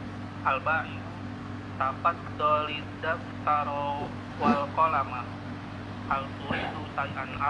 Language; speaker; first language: Arabic; non-native, learner; Indonesian